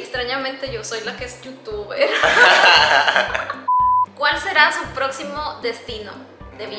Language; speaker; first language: Spanish; native; Spanish